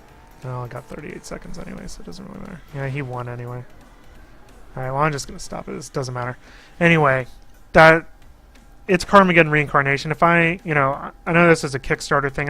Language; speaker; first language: English; native; English